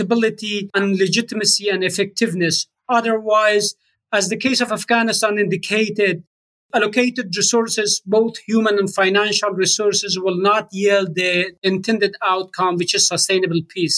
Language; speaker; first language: English; non-native, fluent; Persian